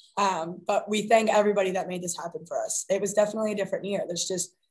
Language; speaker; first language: English; native; English